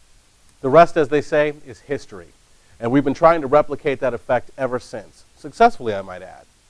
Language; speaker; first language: English; native; English